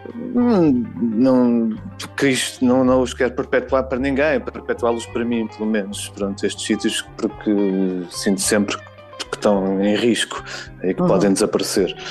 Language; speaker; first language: Portuguese; native; Portuguese